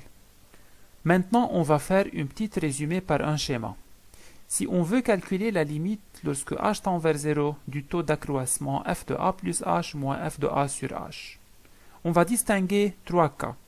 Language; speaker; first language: French; non-native, local second language; Arabic